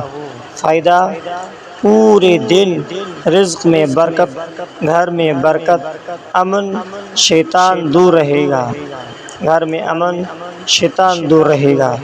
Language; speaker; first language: Urdu; native; Urdu